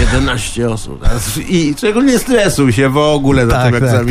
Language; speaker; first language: Polish; native; Polish